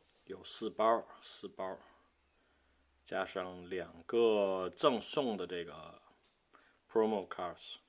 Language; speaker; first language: Chinese; native; Chinese